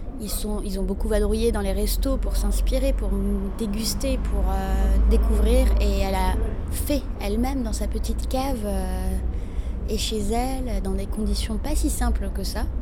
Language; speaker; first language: French; non-native, local second language; Arabic